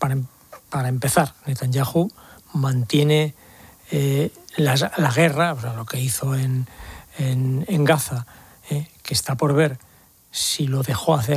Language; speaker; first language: Spanish; native; Spanish